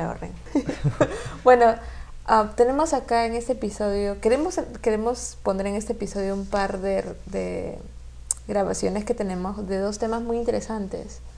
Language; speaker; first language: Spanish; non-native, fluent; English